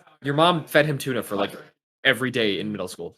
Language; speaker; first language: English; native; English